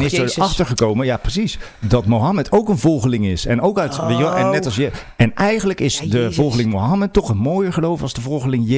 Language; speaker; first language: Dutch; native; Dutch